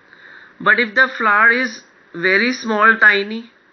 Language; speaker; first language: English; non-native, local second language; Hindi